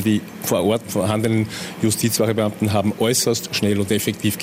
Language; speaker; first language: German; native; German